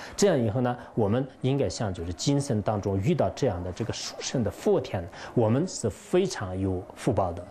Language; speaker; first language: Chinese; non-native, local second language; Tibetan